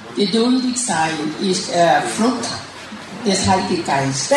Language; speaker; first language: German; non-native, learner; Thai